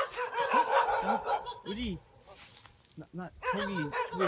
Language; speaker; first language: Korean; non-native, learner; Swedish